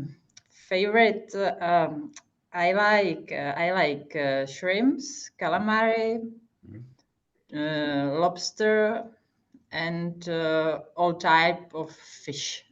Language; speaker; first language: English; non-native, fluent; Hungarian